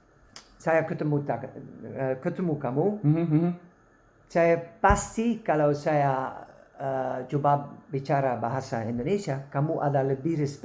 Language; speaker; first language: Indonesian; non-native, learner; Dutch